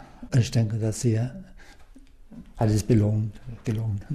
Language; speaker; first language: German; non-native, learner; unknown